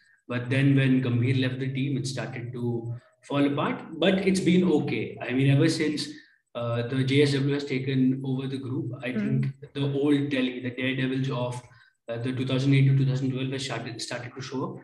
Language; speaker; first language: English; non-native, local second language; Hindi